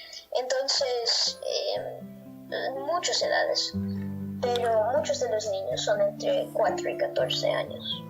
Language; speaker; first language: Spanish; non-native, fluent; English